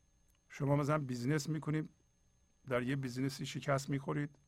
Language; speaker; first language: Persian; native; Persian